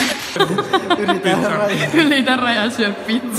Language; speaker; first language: Finnish; native; Finnish